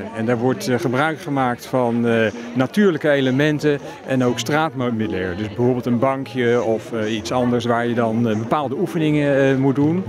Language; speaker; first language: Dutch; native; Dutch